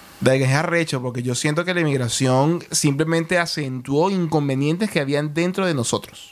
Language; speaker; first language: Spanish; native; Spanish